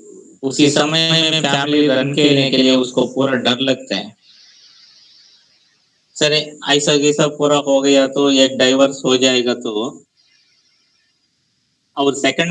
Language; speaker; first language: Hindi; non-native, local second language; Telugu